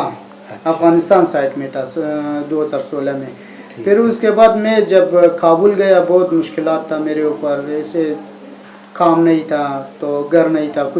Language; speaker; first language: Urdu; non-native, learner; Persian